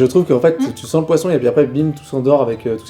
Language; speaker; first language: French; native; French